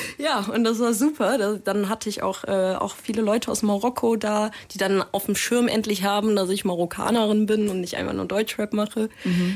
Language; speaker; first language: German; native; German